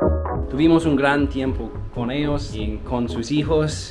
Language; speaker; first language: Spanish; non-native, learner; English